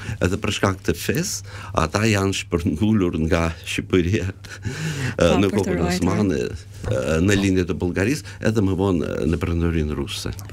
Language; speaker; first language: Albanian; non-native, fluent; Russian